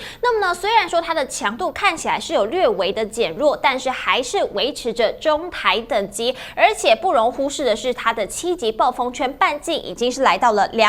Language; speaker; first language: Chinese; native; Chinese